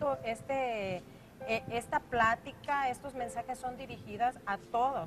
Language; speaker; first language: Spanish; native; Spanish